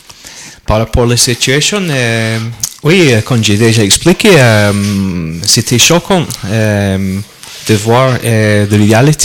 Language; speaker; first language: French; non-native, learner; English